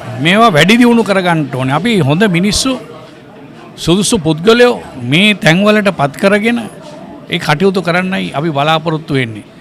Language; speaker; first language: Sinhala; native; Sinhala